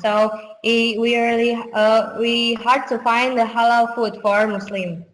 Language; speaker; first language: English; non-native, learner; Indonesian